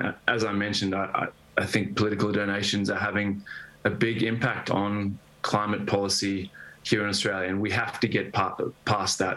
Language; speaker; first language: English; native; English